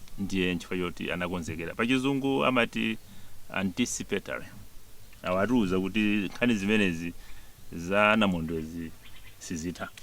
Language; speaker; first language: Nyanja; native; Nyanja